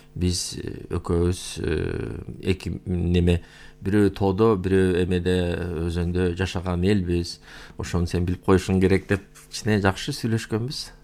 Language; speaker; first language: Kyrgyz; non-native, local second language; Uyghur